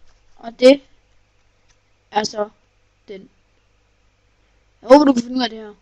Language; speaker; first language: Danish; native; Danish